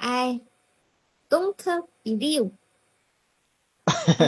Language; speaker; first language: English; non-native, learner; Chinese